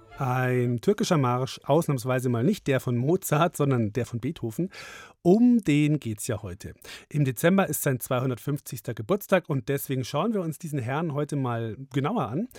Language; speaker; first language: German; native; German